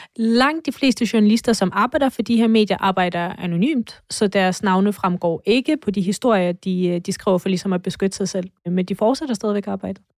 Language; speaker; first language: Danish; non-native, fluent; Russian